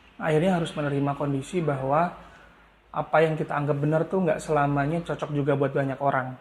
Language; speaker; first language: Indonesian; native; Indonesian